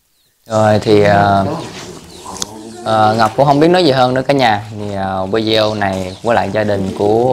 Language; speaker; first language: Vietnamese; native; Vietnamese